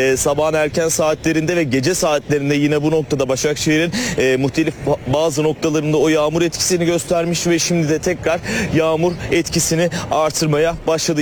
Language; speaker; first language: Turkish; native; Turkish